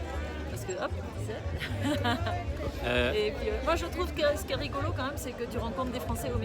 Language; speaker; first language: French; native; French